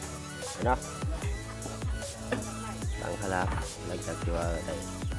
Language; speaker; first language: Thai; non-native, local second language; Lao